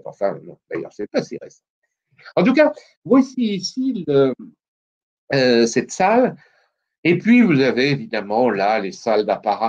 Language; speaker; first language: French; native; French